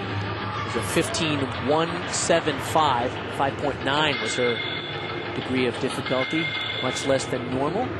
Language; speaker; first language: English; native; English